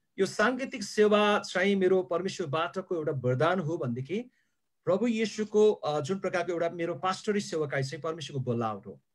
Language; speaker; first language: Nepali; non-native, local second language; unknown